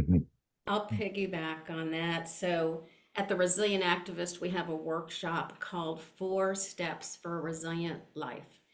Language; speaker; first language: English; native; English